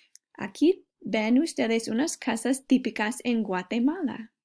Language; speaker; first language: Spanish; non-native, fluent; English